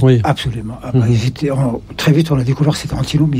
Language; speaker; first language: French; non-native, local second language; Arabic